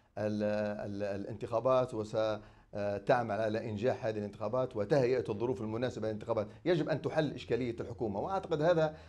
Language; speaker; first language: Arabic; native; Arabic